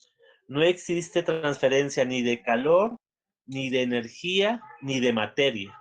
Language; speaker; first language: Spanish; native; Spanish